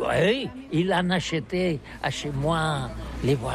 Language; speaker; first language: French; non-native, learner; Catalan